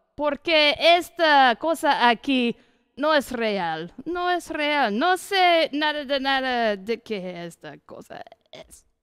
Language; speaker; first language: Spanish; non-native, learner; English